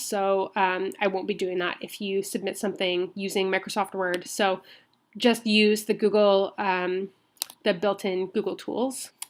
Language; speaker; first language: English; native; English